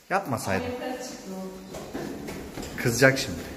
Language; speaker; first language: Turkish; native; Turkish